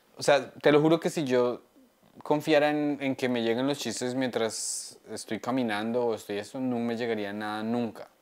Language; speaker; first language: Spanish; native; Spanish